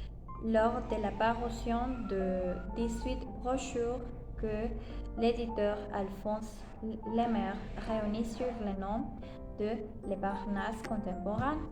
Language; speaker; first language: French; non-native, learner; Spanish